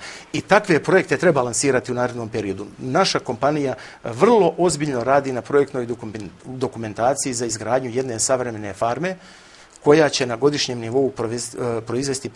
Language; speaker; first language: Croatian; native; Croatian